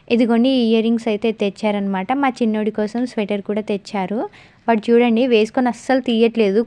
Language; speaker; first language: Telugu; non-native, local second language; Lambadi